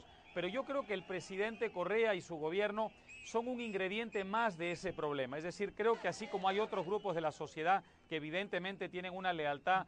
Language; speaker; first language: Spanish; native; Spanish